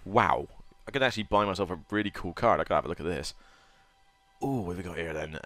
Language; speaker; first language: English; native; English